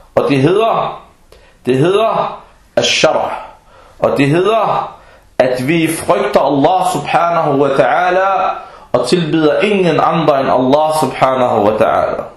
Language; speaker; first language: Danish; early bilingual, other home language; Arabic